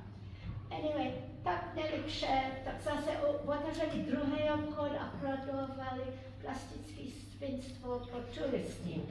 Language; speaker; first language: Czech; early bilingual, heritage; Czech